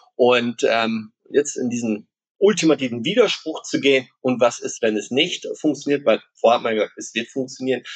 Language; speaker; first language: German; non-native, local second language; Low German